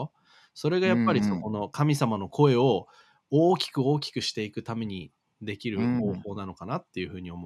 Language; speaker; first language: Japanese; native; Japanese